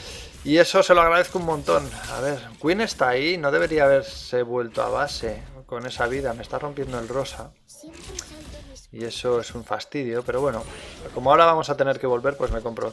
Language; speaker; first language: Spanish; native; Spanish